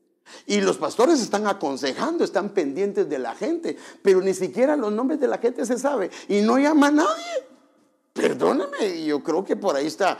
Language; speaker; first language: Spanish; native; Spanish